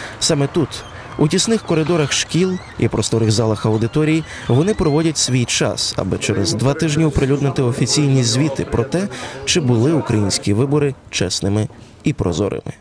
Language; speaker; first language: Ukrainian; native; Ukrainian